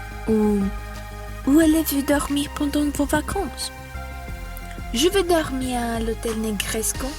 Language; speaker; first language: French; non-native, fluent; Spanish